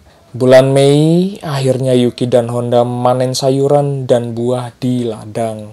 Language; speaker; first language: Indonesian; native; Indonesian